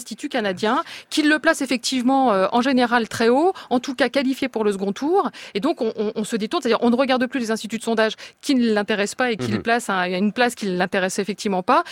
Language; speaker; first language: French; native; French